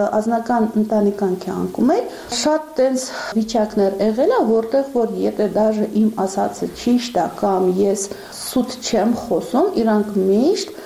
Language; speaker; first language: Armenian; non-native, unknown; Uzbek